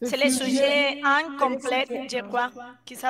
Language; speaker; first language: French; non-native, fluent; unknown